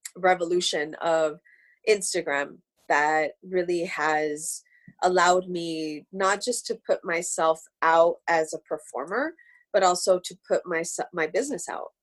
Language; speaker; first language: English; early bilingual, other home language; Spanish